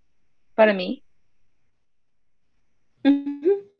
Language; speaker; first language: Spanish; non-native, learner; English